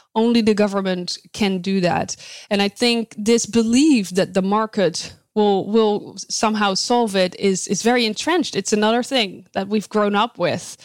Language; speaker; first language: English; non-native, fluent; Dutch